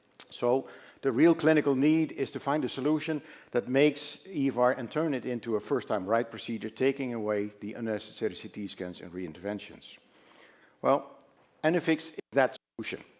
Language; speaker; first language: English; non-native, fluent; Dutch